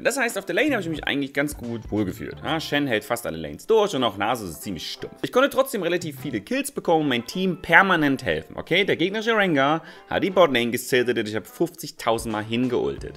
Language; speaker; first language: German; native; German